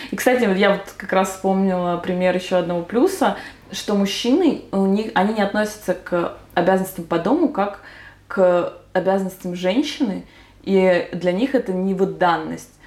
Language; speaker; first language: Russian; native; Russian